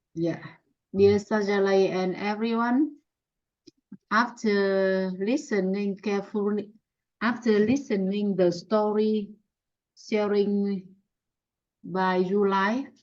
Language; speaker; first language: English; non-native, learner; Vietnamese